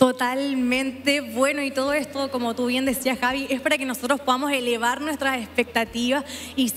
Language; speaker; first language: Spanish; native; Spanish